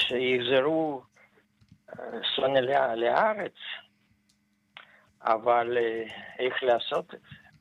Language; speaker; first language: Hebrew; non-native, fluent; Russian